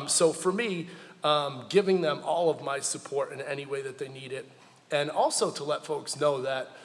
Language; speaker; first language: English; native; English